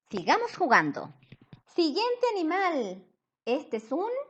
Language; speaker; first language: Spanish; native; Spanish